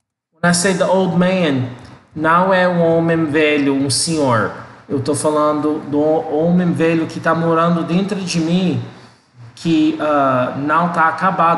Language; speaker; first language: Portuguese; non-native, learner; English